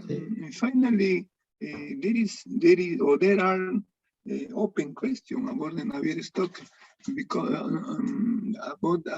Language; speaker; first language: English; non-native, learner; Spanish